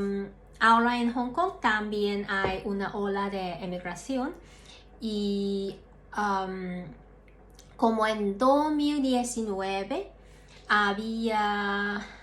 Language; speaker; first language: Spanish; non-native, learner; Cantonese